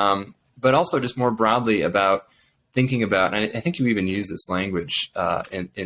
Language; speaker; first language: English; native; English